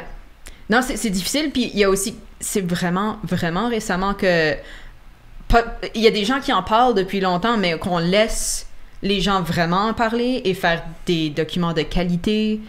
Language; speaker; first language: French; native; French